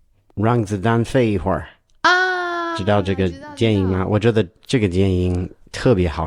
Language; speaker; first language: Chinese; non-native, learner; English